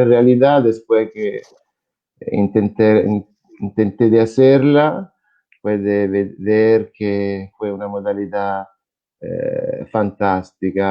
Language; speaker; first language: Spanish; non-native, fluent; Italian